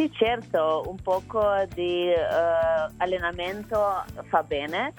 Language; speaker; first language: Italian; non-native, learner; Slovenian